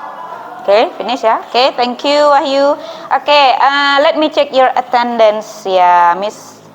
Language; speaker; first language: English; non-native, fluent; Indonesian